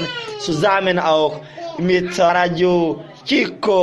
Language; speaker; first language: German; non-native, learner; Bambara